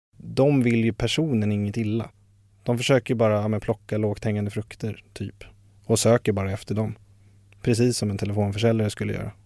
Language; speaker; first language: Swedish; native; Swedish